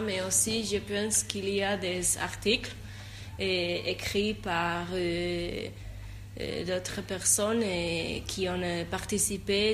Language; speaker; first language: French; non-native, learner; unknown